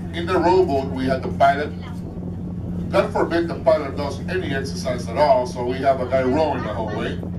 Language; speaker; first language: English; non-native, fluent; Spanish